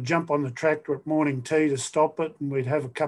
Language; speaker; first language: English; native; English